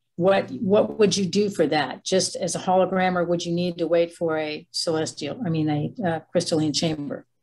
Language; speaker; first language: English; native; English